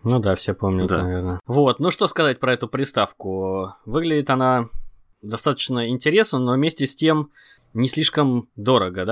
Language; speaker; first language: Russian; native; Russian